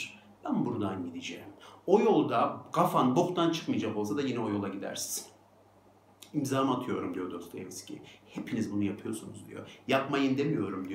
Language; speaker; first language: Turkish; native; Turkish